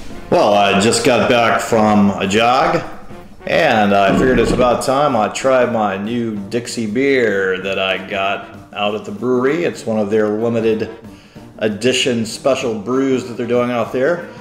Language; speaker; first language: English; native; English